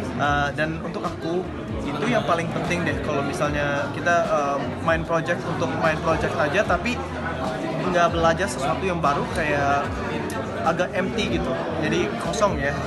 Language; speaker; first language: Indonesian; early bilingual, heritage; English